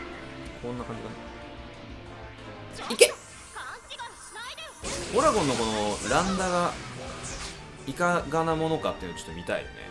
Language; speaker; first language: Japanese; native; Japanese